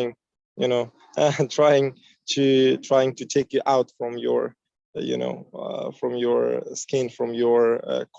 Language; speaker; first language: English; non-native, fluent; Uzbek